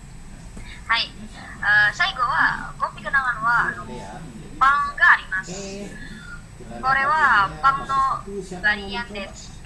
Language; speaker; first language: Japanese; non-native, learner; Indonesian